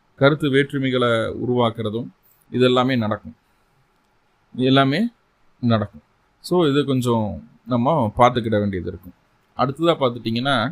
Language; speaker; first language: Tamil; native; Tamil